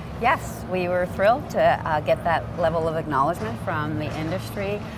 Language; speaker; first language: English; native; English